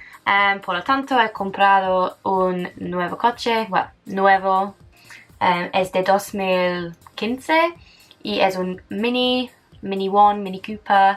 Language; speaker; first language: Spanish; non-native, fluent; English